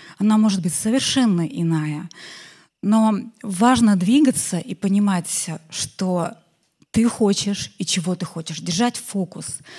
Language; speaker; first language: Russian; native; Russian